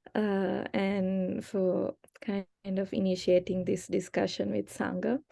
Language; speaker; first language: English; non-native, local second language; Sinhala